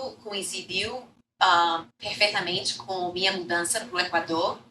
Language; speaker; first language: Portuguese; non-native, fluent; English